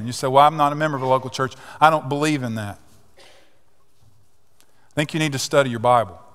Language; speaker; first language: English; native; English